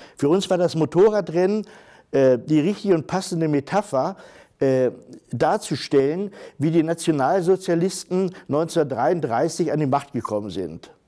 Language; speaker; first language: German; native; German